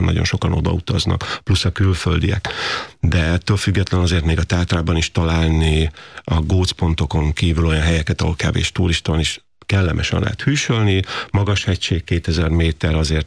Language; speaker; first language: Hungarian; native; Hungarian